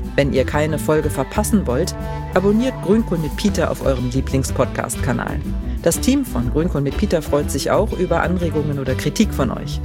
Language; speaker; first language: German; native; German